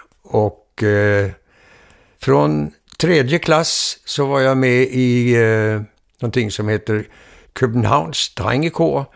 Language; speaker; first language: Swedish; early bilingual, heritage; Swedish